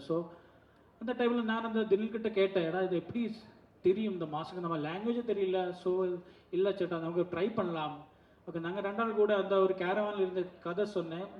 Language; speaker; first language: Tamil; non-native, learner; Malayalam